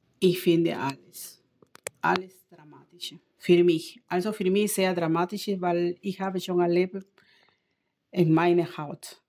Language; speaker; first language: German; non-native, learner; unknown